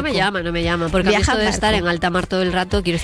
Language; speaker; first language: Spanish; native; Spanish